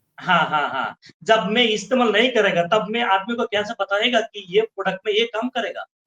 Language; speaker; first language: Hindi; non-native, fluent; Bangla